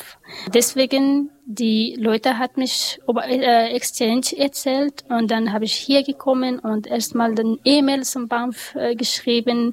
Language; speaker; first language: German; non-native, learner; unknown